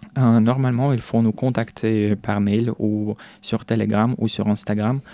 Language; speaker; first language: French; non-native, fluent; Russian